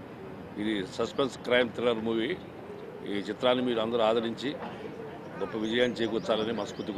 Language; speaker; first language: Telugu; native; Telugu